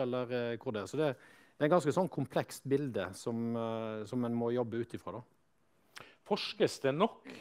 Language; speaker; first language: Norwegian; native; Norwegian